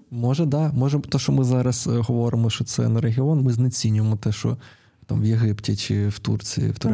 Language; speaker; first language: Ukrainian; non-native, local second language; Russian